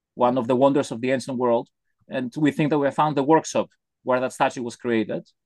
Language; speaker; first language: English; non-native, fluent; Greek